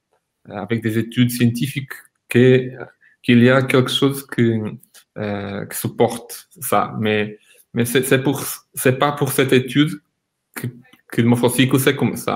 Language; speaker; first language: French; non-native, fluent; Portuguese